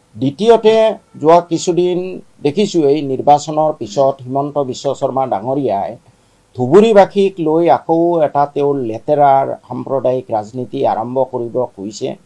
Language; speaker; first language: Assamese; non-native, local second language; Bangla